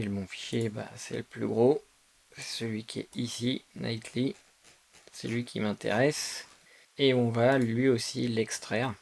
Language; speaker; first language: French; native; French